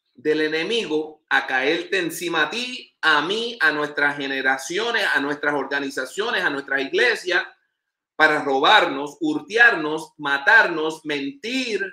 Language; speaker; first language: Spanish; early bilingual, heritage; Spanish